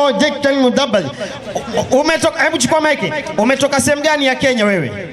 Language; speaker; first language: Swahili; native; Swahili